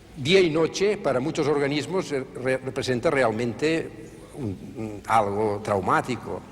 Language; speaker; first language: Spanish; non-native, local second language; Catalan